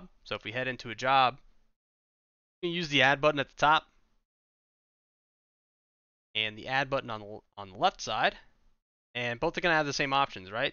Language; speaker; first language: English; native; English